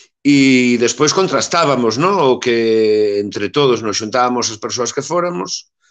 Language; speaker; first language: Galician; native; Galician